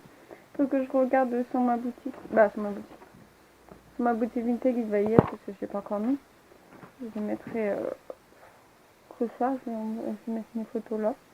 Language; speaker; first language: French; native; French